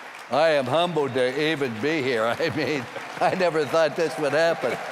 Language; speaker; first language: English; native; English